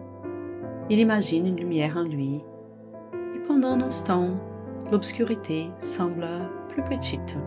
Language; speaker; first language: French; non-native, fluent; Portuguese